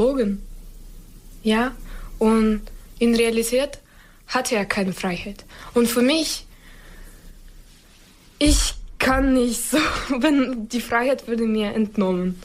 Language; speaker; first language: German; non-native, learner; Ukrainian